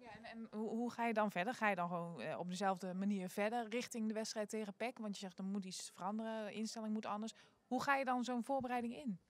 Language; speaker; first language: Dutch; native; Dutch